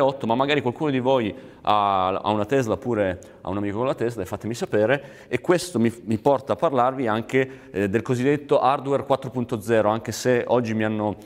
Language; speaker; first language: Italian; native; Italian